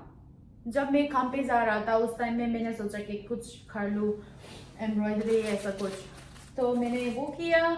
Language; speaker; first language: Hindi; non-native, local second language; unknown